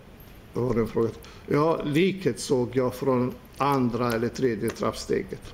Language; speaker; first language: Swedish; non-native, fluent; Albanian